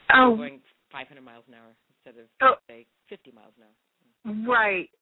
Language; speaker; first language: English; native; English